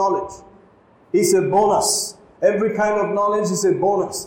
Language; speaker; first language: English; non-native, local second language; Malayalam